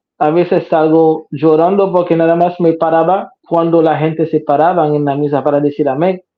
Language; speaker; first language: Spanish; non-native, fluent; Haitian Creole